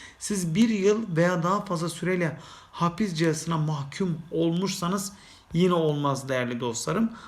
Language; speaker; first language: Turkish; native; Turkish